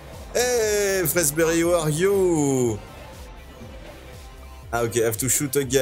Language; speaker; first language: English; non-native, learner; French